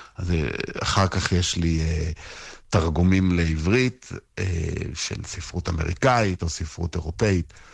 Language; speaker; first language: Hebrew; native; Hebrew